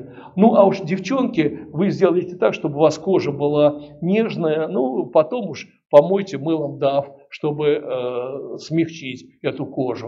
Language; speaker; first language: Russian; native; Russian